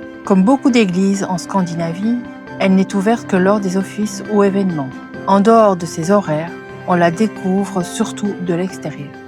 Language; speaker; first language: French; native; French